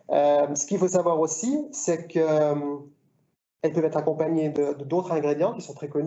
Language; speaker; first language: French; native; French